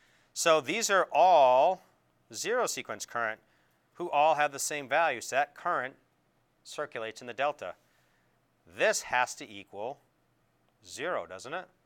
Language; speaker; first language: English; native; English